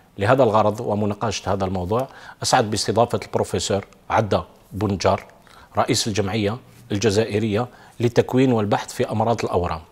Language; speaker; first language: Arabic; native; Arabic